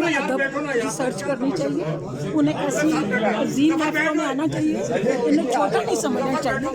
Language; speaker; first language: Urdu; non-native, local second language; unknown